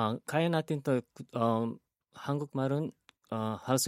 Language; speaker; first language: Korean; non-native, learner; Filipino